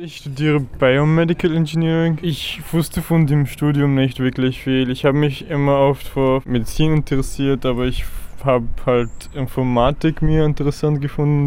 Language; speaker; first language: German; non-native, fluent; Arabic